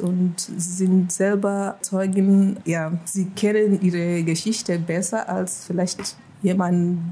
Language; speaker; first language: German; non-native, fluent; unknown